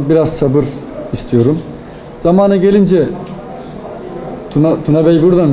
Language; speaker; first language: Turkish; native; Turkish